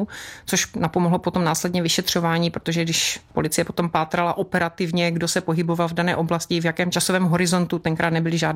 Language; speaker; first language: Czech; native; Czech